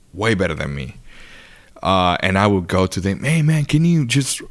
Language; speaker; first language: English; non-native, fluent; Spanish